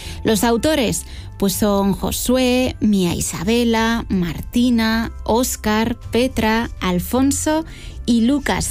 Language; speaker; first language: Spanish; native; Spanish